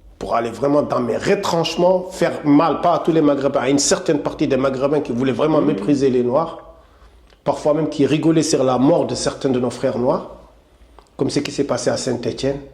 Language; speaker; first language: French; non-native, local second language; Wolof